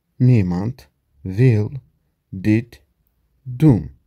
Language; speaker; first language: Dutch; non-native, learner; Turkish